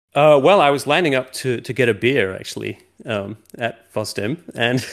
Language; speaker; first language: English; native; English